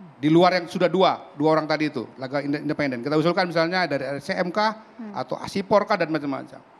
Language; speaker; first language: Indonesian; native; Indonesian